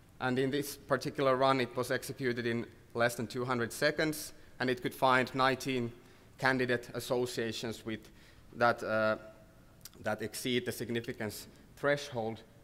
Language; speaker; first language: English; non-native, fluent; Finnish